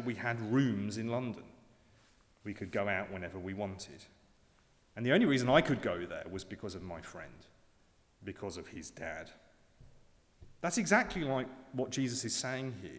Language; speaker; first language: English; native; English